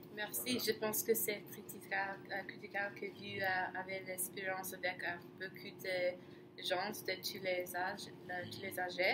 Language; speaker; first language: French; non-native, learner; English